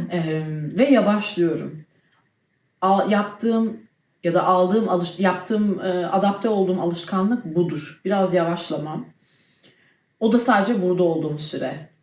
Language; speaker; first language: Turkish; early bilingual, heritage; Turkish